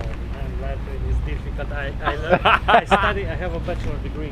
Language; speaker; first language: English; non-native, fluent; Romanian